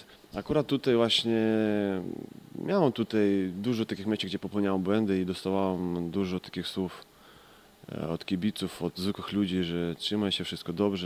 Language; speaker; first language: Polish; non-native, fluent; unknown